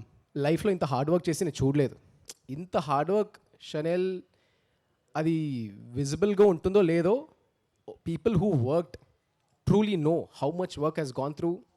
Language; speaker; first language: Telugu; early bilingual, heritage; Telugu